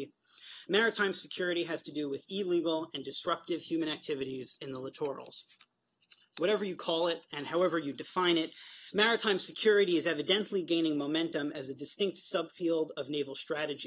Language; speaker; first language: English; native; English